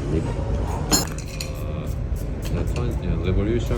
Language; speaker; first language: English; non-native, learner; Japanese